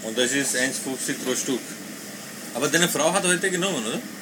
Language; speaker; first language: German; non-native, local second language; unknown